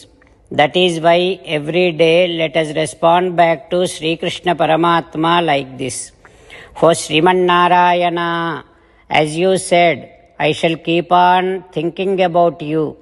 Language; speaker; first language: English; non-native, local second language; Telugu